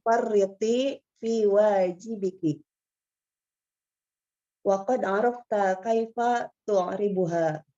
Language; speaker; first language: Arabic; non-native, learner; Indonesian